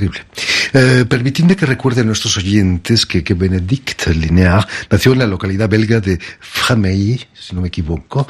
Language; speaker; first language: Spanish; native; Spanish